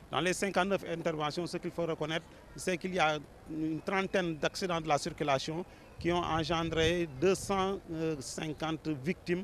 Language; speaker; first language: French; non-native, local second language; Wolof